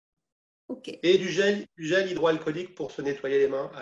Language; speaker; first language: French; native; French